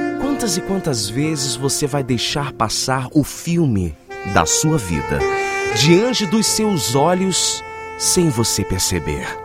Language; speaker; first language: Portuguese; native; Portuguese